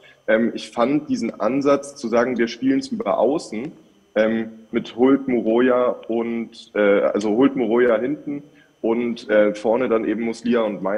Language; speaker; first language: German; native; German